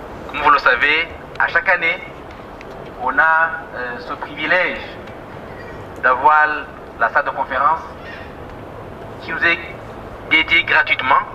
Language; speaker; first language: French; non-native, local second language; Kinyarwanda